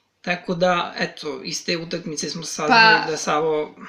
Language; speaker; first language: Serbian; native; Serbian